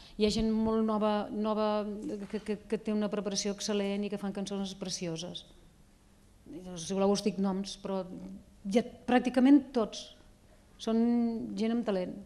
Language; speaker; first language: Catalan; native; Catalan